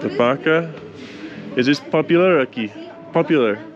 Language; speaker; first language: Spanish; non-native, learner; English